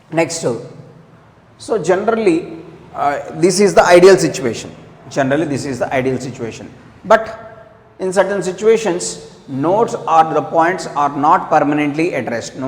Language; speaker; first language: English; non-native, local second language; Telugu